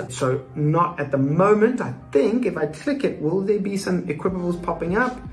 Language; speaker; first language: English; native; English